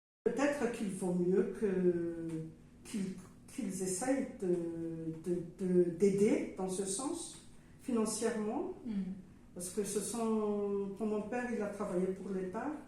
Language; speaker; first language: French; non-native, local second language; Malagasy